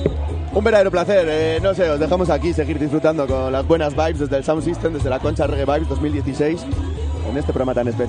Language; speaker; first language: Spanish; native; Spanish